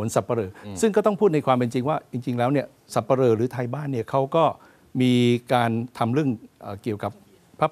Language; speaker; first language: Thai; native; Thai